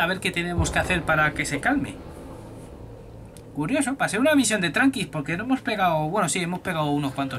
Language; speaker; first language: Spanish; native; Spanish